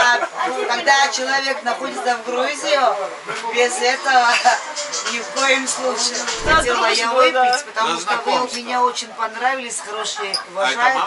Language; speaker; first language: Russian; non-native, fluent; Georgian